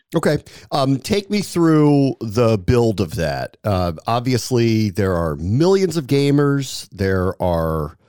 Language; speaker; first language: English; native; English